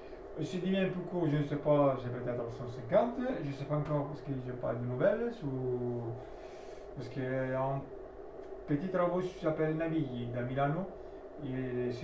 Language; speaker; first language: French; non-native, learner; Italian